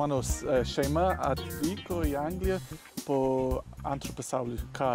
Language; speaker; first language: Lithuanian; non-native, learner; English